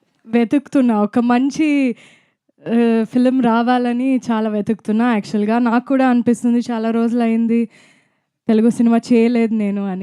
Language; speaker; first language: Telugu; non-native, fluent; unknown